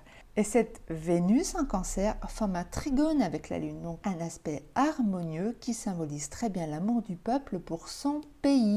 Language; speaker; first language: French; native; French